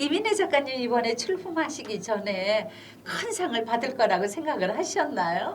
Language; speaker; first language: Korean; native; Korean